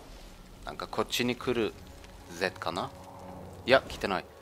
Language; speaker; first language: Japanese; non-native, learner; German